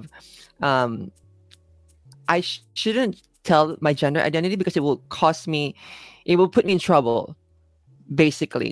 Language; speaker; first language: English; non-native, local second language; Filipino